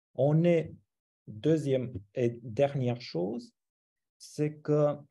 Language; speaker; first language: French; non-native, fluent; Romanian